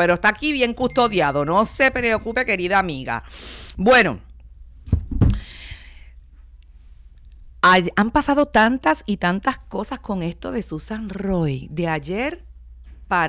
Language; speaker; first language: Spanish; native; Spanish